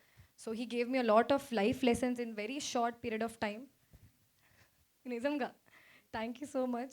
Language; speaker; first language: Telugu; non-native, local second language; Hindi